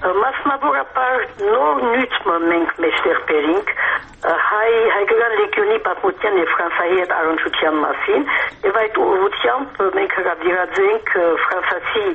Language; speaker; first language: Armenian; early bilingual, heritage; Armenian